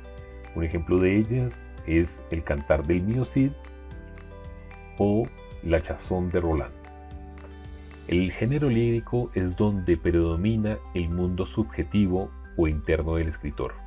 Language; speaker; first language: Spanish; native; Spanish